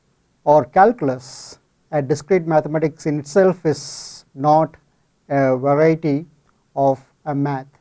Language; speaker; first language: English; non-native, fluent; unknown